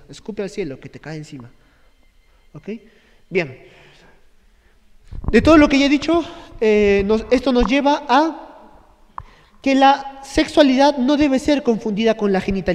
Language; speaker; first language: Spanish; native; Spanish